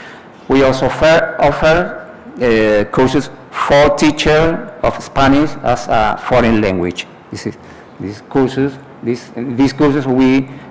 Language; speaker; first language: English; non-native, fluent; Spanish